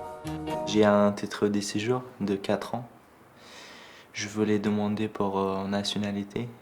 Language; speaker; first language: French; non-native, learner; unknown